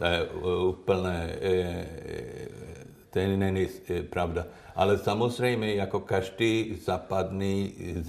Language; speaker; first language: Czech; non-native, learner; Swedish